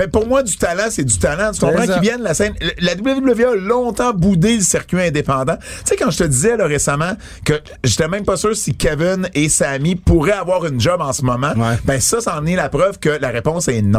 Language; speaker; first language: French; native; French